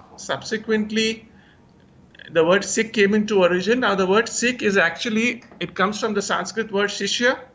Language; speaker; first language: English; early bilingual, other home language; Hindi